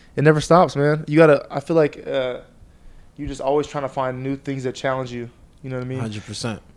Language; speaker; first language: English; native; English